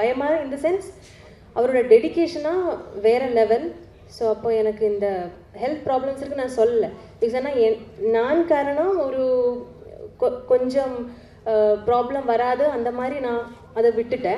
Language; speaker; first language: Tamil; non-native, learner; Malayalam